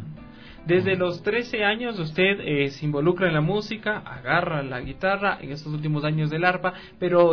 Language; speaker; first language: Spanish; native; Spanish